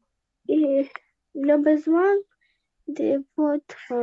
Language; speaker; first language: French; non-native, learner; Russian